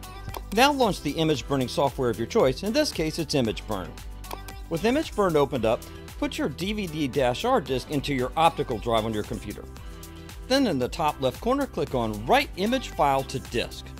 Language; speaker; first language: English; native; English